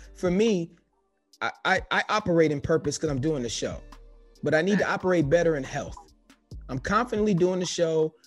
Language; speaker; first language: English; native; English